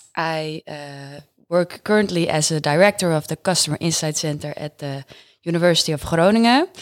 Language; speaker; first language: English; non-native, fluent; Dutch